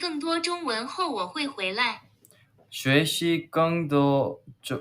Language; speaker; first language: Chinese; non-native, learner; Korean